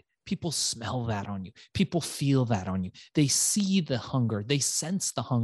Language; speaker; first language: English; early bilingual, other home language; Persian